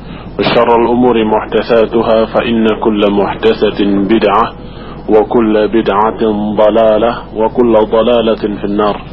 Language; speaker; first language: Arabic; non-native, fluent; Indonesian